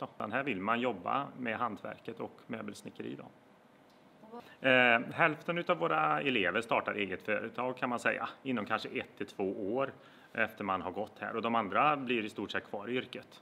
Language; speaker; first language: Swedish; native; Swedish